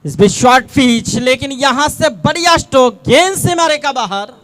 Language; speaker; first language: Hindi; non-native, local second language; Marathi